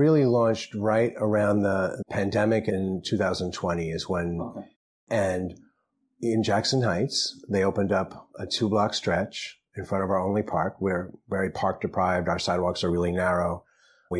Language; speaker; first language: English; native; English